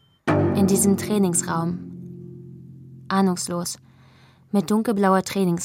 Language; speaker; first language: German; native; German